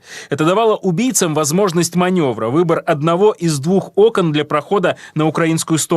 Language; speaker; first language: Russian; native; Russian